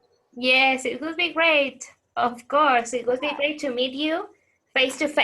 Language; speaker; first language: English; non-native, fluent; Spanish